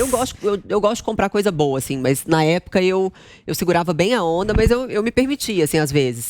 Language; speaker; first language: Portuguese; native; Portuguese